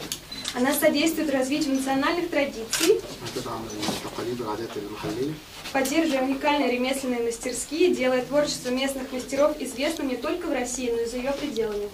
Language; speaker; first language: Russian; native; Russian